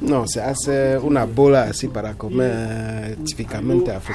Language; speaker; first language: Spanish; non-native, fluent; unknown